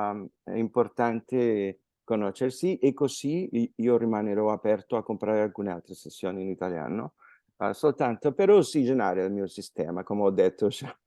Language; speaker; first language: Italian; non-native, fluent; Spanish